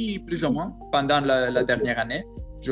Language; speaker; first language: French; non-native, learner; Greek